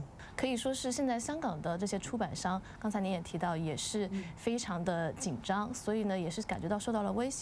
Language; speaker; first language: Chinese; native; Chinese